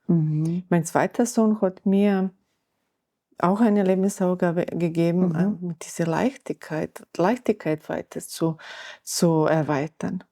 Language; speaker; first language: German; non-native, learner; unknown